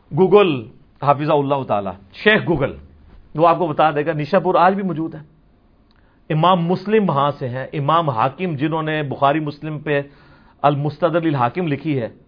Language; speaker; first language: Urdu; non-native, local second language; Punjabi